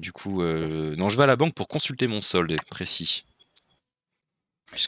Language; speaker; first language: French; native; French